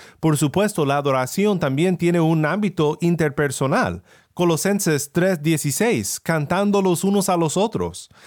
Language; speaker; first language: Spanish; non-native, fluent; English